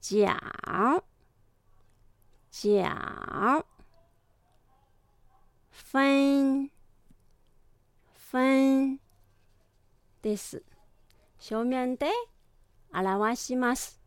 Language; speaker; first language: Japanese; non-native, fluent; Chinese